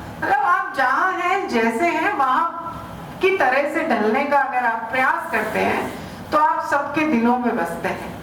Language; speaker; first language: Hindi; native; Hindi